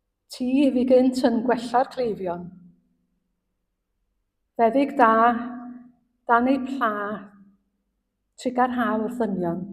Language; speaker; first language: Welsh; native; Welsh